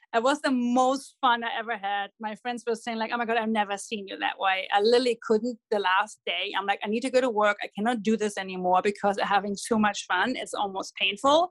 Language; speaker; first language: English; non-native, fluent; German